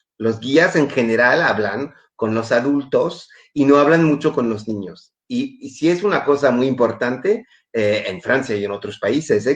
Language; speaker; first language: Spanish; non-native, fluent; French